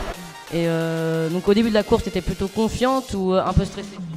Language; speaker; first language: French; native; French